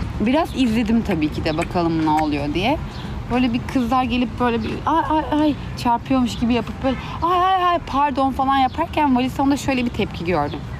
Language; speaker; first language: Turkish; native; Turkish